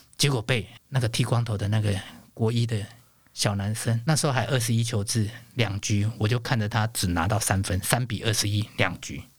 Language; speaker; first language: Chinese; non-native, local second language; Hakka Chinese